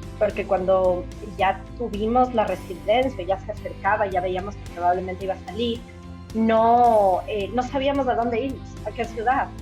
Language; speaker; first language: Spanish; native; Spanish